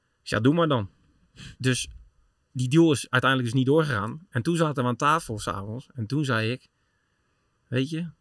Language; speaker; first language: Dutch; native; Dutch